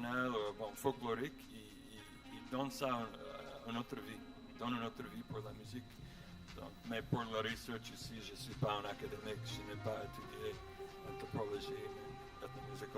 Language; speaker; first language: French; non-native, learner; English